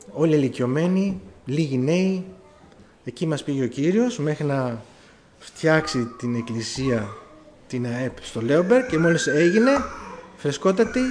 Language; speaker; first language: Greek; early bilingual, other home language; German